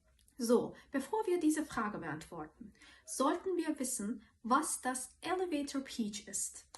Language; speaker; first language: German; non-native, fluent; Turkish